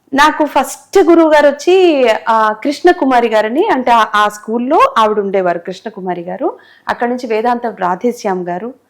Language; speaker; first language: Telugu; native; Telugu